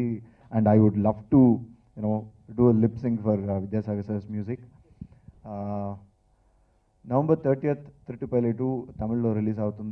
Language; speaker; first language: Telugu; non-native, learner; Tamil